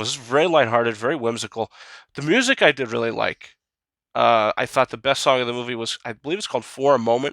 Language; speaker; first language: English; native; English